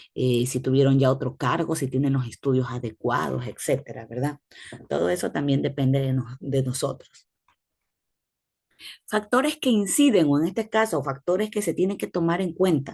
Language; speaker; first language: Spanish; native; Spanish